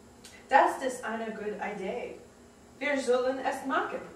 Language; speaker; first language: German; non-native, learner; English